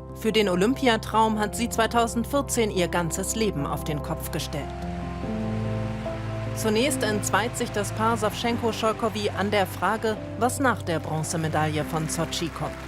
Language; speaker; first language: German; native; German